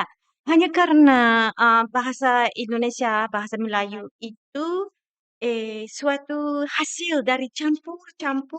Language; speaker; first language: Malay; non-native, fluent; Japanese